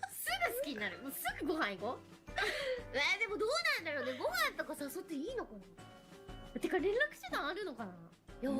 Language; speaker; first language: Japanese; native; Japanese